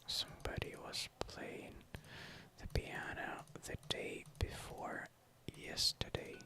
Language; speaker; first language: English; non-native, fluent; Russian